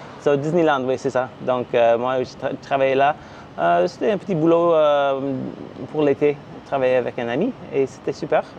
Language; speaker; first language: French; non-native, local second language; English